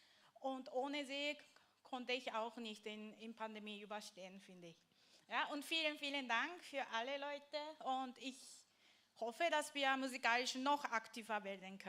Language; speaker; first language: German; non-native, fluent; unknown